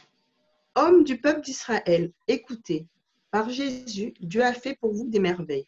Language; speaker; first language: French; native; French